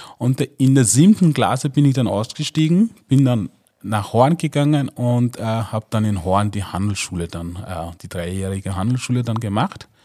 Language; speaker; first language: German; non-native, fluent; Mossi